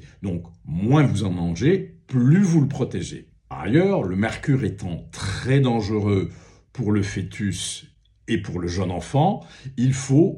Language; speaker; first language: French; native; French